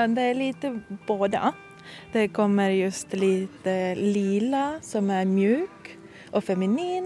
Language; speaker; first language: Swedish; non-native, fluent; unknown